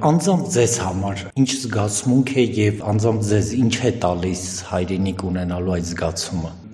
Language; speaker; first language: Armenian; native; Armenian